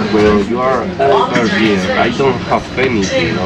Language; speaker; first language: English; non-native, fluent; Spanish